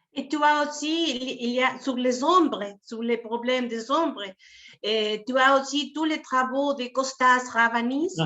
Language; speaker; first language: French; non-native, fluent; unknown